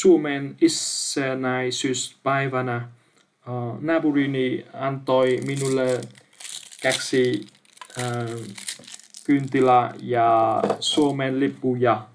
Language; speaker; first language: Finnish; non-native, learner; Vietnamese